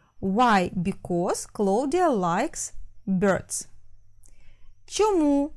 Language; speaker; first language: English; non-native, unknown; Ukrainian